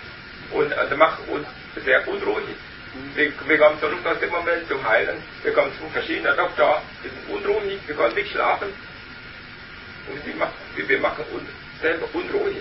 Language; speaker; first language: German; non-native, learner; Vietnamese